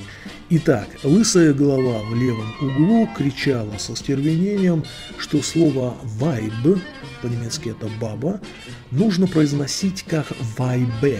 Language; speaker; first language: Russian; native; Russian